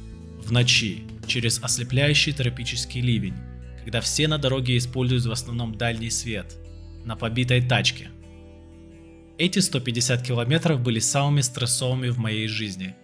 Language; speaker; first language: Russian; native; Russian